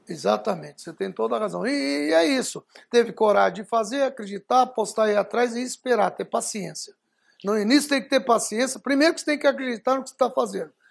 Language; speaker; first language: Portuguese; early bilingual, other home language; Arabic